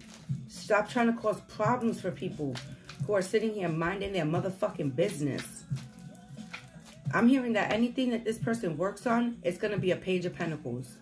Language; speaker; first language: English; native; English